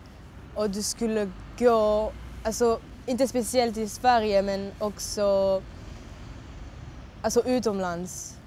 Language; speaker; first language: Swedish; non-native, learner; French